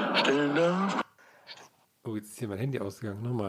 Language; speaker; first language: German; native; German